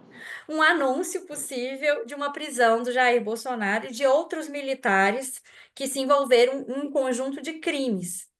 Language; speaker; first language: Portuguese; native; Portuguese